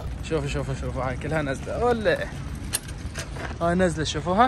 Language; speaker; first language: Arabic; native; Arabic